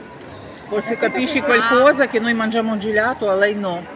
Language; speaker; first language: Italian; non-native, learner; Russian